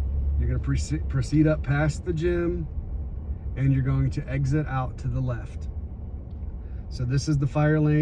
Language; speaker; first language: English; native; English